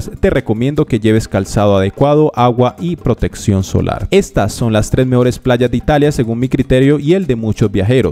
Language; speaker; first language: Spanish; native; Spanish